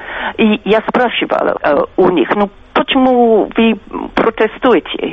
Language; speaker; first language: Russian; non-native, fluent; English